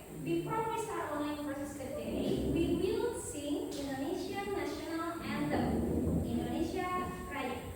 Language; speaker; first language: English; non-native, fluent; Indonesian